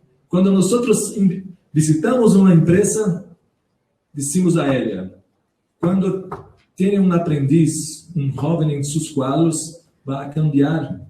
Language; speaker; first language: Spanish; non-native, learner; Portuguese